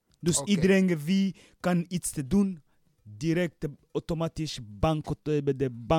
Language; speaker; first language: Dutch; non-native, learner; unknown